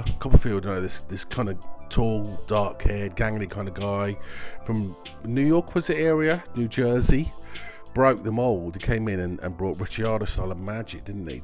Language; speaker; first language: English; native; English